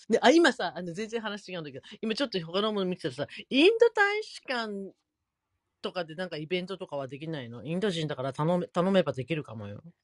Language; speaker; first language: Japanese; native; Japanese